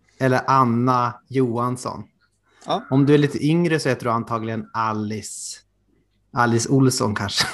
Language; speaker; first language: Swedish; native; Swedish